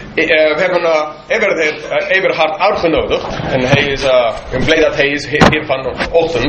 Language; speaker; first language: Dutch; non-native, fluent; English